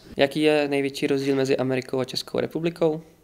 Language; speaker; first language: Czech; native; Czech